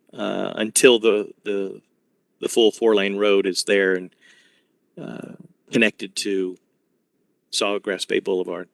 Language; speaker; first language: English; native; English